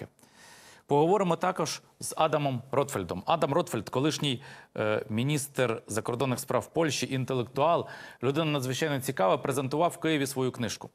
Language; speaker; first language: Ukrainian; native; Ukrainian